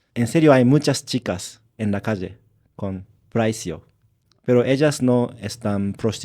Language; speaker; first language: Spanish; non-native, learner; Japanese